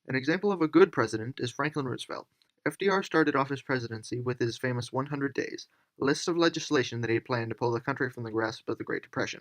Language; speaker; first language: English; native; English